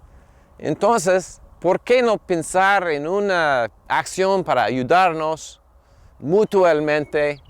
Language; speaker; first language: Spanish; non-native, fluent; English